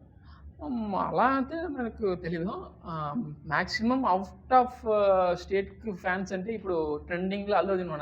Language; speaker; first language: Telugu; non-native, local second language; Tamil